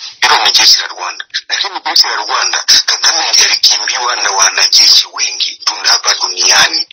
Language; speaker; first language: Swahili; non-native, local second language; Kinyarwanda